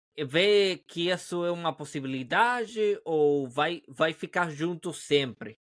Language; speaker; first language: Portuguese; non-native, learner; Spanish